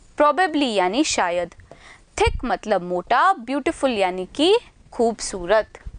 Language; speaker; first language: Hindi; native; Hindi